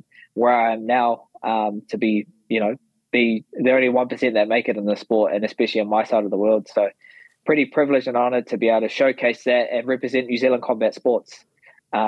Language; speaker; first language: English; native; English